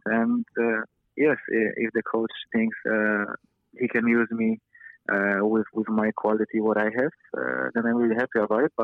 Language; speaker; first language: English; non-native, fluent; Polish